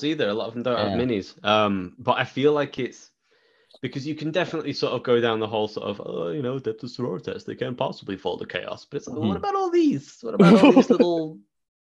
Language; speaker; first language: English; native; English